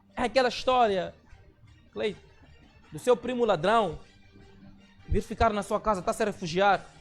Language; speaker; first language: Portuguese; non-native, local second language; Tsonga